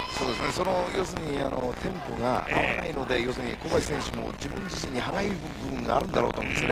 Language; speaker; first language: Japanese; native; Japanese